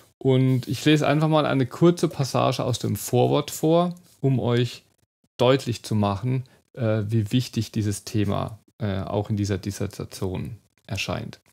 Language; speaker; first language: German; native; German